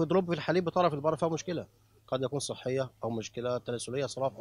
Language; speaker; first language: Arabic; native; Arabic